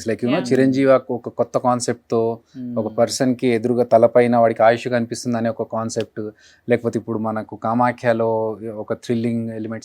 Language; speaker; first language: Telugu; native; Telugu